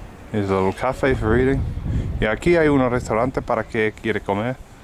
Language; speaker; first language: Spanish; non-native, learner; English